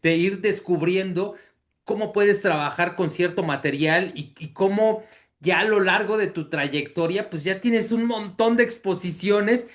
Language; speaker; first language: Spanish; native; Spanish